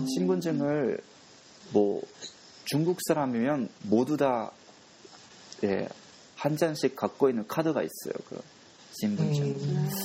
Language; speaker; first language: Korean; non-native, fluent; Japanese